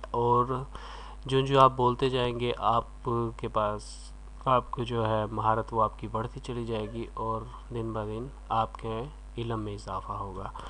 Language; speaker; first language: Urdu; native; Urdu